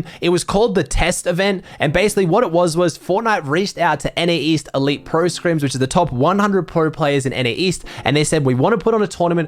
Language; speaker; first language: English; native; English